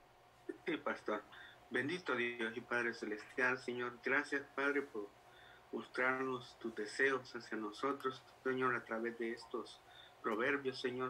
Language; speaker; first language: Spanish; native; Spanish